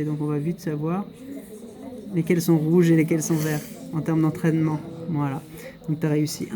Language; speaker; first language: French; native; French